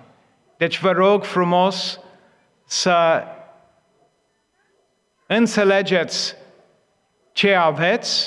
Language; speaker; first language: Romanian; non-native, fluent; English